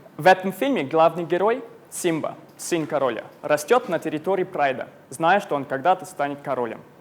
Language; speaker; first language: Russian; non-native, fluent; English